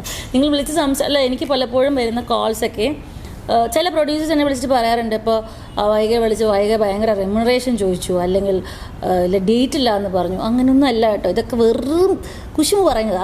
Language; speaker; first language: Malayalam; native; Malayalam